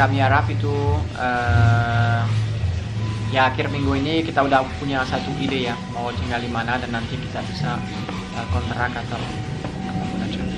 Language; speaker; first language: Indonesian; non-native, fluent; French